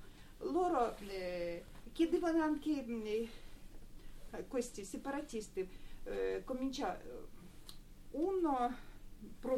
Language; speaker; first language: Italian; non-native, learner; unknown